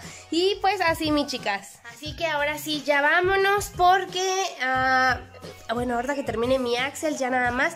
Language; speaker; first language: Spanish; native; Spanish